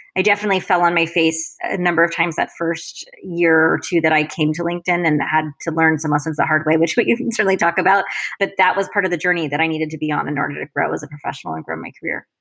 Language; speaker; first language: English; native; English